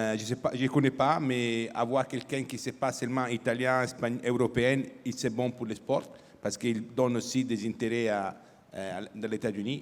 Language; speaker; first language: French; non-native, fluent; Italian